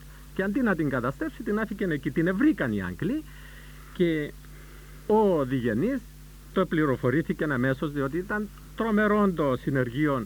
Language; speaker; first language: Greek; native; Greek